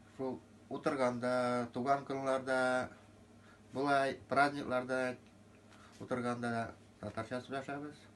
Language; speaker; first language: Tatar; non-native, local second language; Udmurt